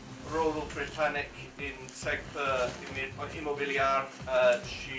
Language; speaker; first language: Romanian; non-native, learner; English